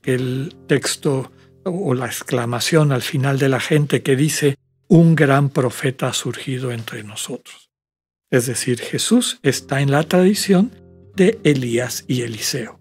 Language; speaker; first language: Spanish; native; Spanish